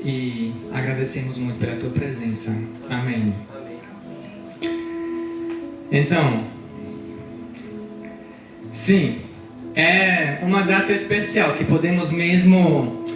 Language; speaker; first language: Portuguese; non-native, fluent; German